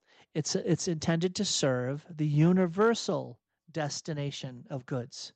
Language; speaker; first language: English; native; English